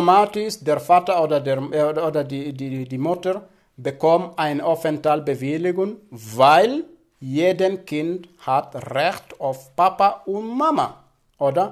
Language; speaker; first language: German; non-native, fluent; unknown